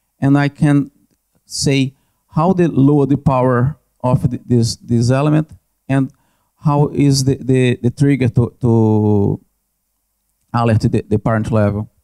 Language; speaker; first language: English; non-native, learner; Portuguese